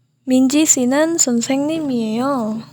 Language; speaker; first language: Korean; non-native, fluent; Indonesian